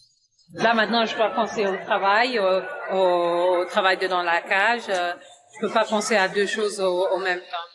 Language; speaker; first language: French; non-native, fluent; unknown